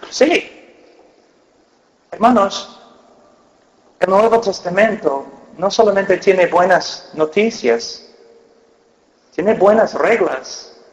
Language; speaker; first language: Spanish; non-native, fluent; English